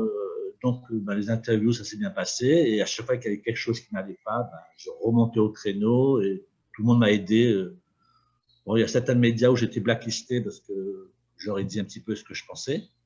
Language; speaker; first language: French; native; French